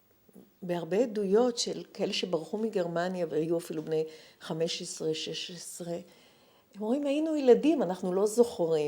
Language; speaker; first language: Hebrew; native; Hebrew